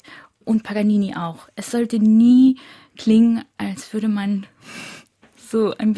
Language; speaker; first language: German; early bilingual, other home language; Korean